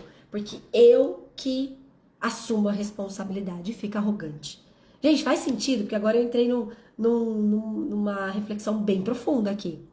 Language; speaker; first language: Portuguese; native; Portuguese